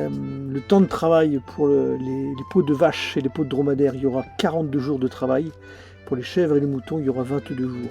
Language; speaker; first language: French; native; French